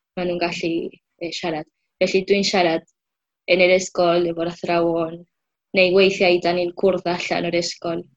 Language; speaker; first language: Welsh; non-native, fluent; Spanish